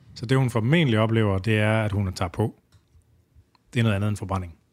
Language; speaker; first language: Danish; native; Danish